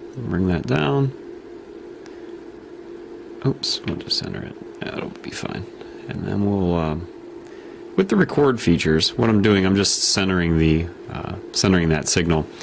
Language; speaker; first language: English; native; English